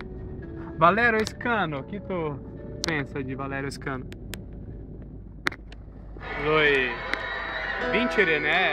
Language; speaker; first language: Italian; non-native, learner; Portuguese